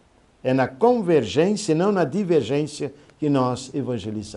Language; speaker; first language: Portuguese; native; Portuguese